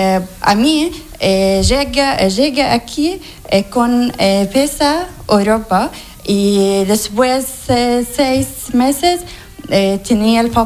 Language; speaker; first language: Spanish; non-native, learner; Arabic